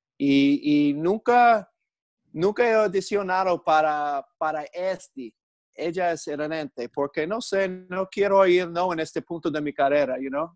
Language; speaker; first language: Spanish; non-native, learner; English